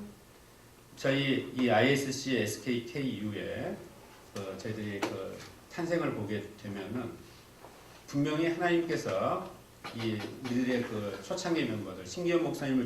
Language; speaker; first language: Korean; native; Korean